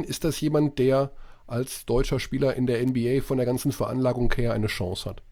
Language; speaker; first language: German; native; German